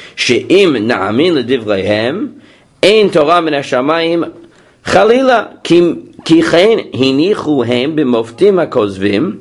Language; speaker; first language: Hebrew; non-native, fluent; English